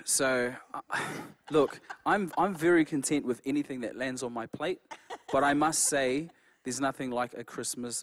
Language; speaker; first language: English; native; English